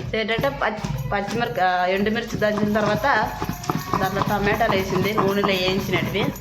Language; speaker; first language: Telugu; native; Telugu